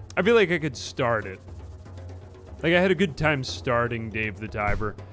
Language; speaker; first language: English; native; English